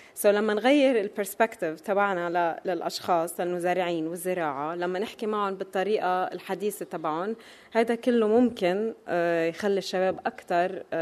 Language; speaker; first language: Arabic; native; Arabic